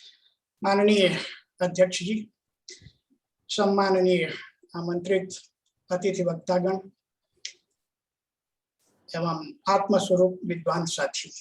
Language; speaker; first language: Hindi; native; Hindi